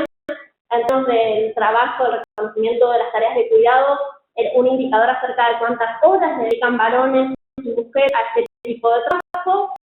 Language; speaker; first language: Spanish; native; Spanish